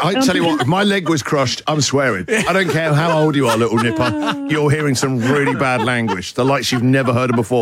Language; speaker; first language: English; native; English